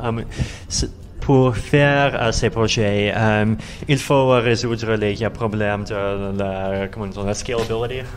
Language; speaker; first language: French; non-native, learner; Russian